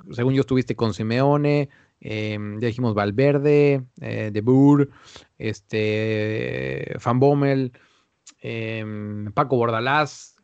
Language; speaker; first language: Spanish; native; Spanish